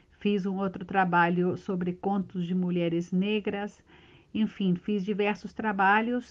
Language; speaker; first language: Portuguese; non-native, fluent; Spanish